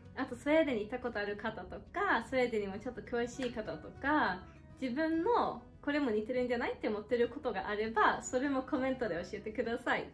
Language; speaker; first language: Japanese; non-native, fluent; Swedish